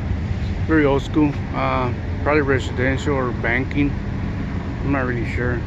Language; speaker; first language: English; native; English